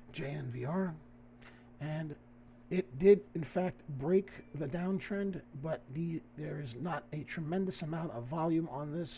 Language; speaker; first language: English; native; English